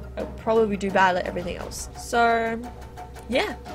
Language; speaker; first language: English; native; English